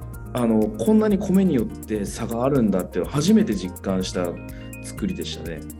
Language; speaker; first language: Japanese; native; Japanese